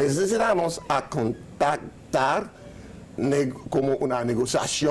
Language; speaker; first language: Spanish; non-native, learner; Haitian Creole